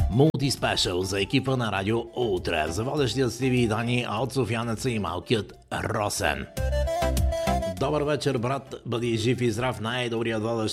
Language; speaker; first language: Bulgarian; native; Bulgarian